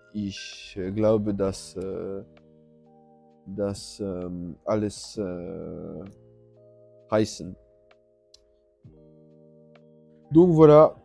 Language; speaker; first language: German; non-native, learner; French